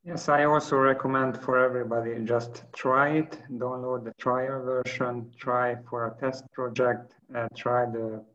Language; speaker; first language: English; non-native, fluent; Hungarian